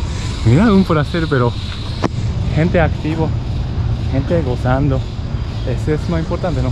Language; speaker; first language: Spanish; non-native, learner; Japanese